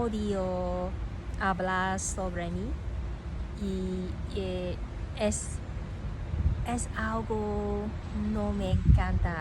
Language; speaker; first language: Spanish; non-native, learner; Cantonese